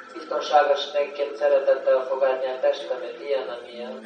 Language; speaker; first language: Hungarian; non-native, learner; Russian